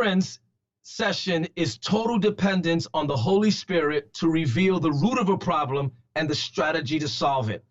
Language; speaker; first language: English; native; English